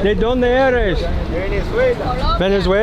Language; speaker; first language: Spanish; non-native, learner; English